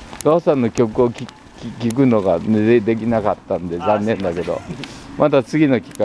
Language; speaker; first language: Japanese; native; Japanese